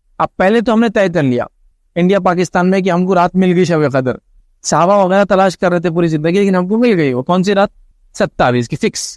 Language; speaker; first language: Urdu; native; Urdu